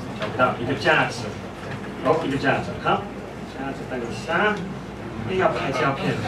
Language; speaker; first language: Chinese; non-native, fluent; English